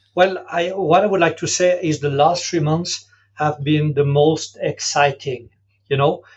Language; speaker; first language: English; non-native, fluent; French